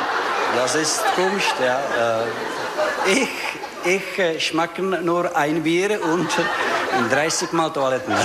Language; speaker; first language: German; non-native, learner; Czech